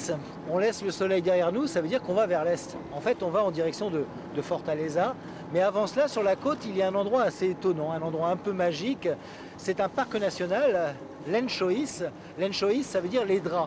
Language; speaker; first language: French; native; French